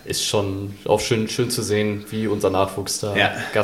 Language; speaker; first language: German; native; German